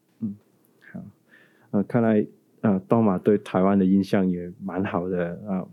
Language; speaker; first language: Chinese; native; Chinese